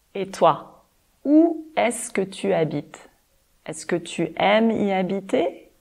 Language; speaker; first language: French; native; French